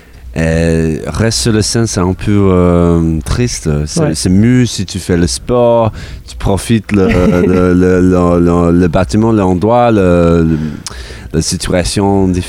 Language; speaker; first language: French; non-native, learner; English